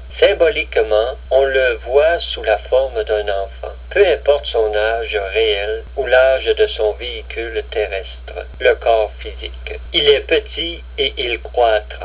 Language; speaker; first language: French; native; French